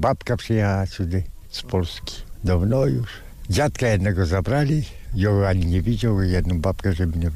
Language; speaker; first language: Polish; early bilingual, heritage; Polish